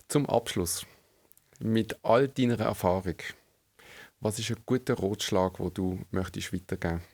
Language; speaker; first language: German; native; German